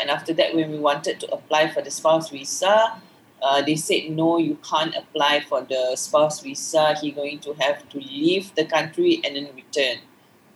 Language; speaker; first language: English; non-native, local second language; Malay